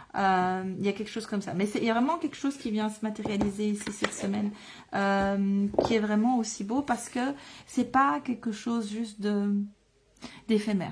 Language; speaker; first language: French; native; French